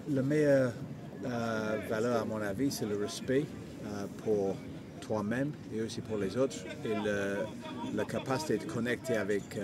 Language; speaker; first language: French; non-native, fluent; English